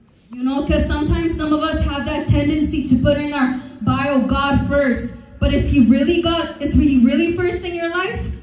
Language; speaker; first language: English; early bilingual, other home language; Spanish